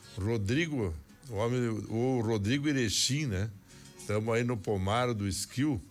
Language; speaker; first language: Portuguese; native; Portuguese